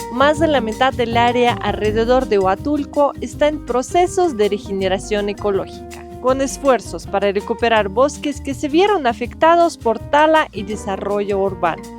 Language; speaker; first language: Spanish; non-native, fluent; Russian